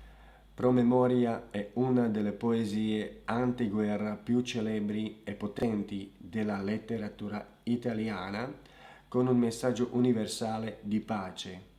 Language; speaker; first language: Italian; non-native, fluent; Slovak